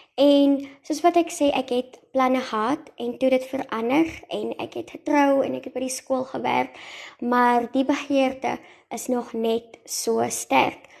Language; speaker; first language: Afrikaans; native; Afrikaans